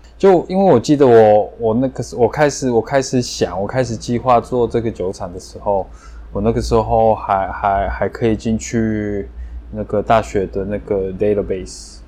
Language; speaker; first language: Chinese; early bilingual, heritage; Chinese